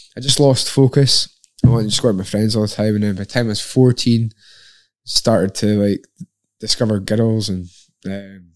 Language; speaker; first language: English; native; English